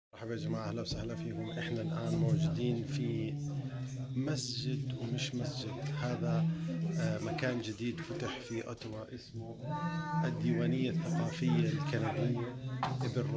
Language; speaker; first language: Arabic; native; Arabic